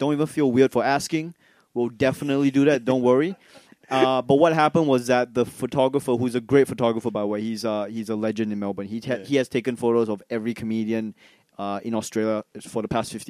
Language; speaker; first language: English; non-native, local second language; Chinese